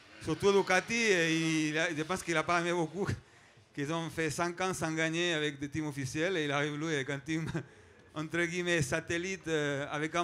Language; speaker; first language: French; non-native, fluent; Spanish